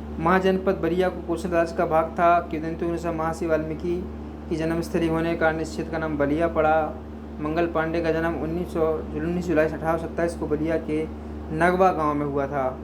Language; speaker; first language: Hindi; native; Hindi